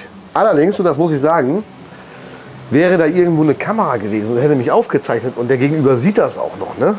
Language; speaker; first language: German; native; German